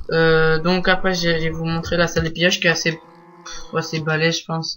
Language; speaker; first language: French; native; French